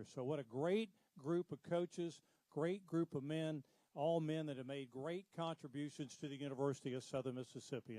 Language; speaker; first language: English; native; English